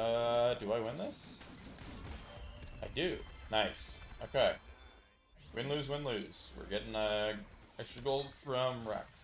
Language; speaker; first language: English; native; English